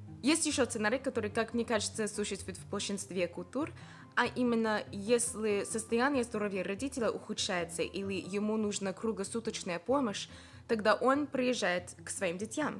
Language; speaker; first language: Russian; non-native, fluent; English